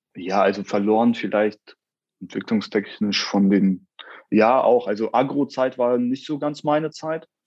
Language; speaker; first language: German; early bilingual, other home language; Russian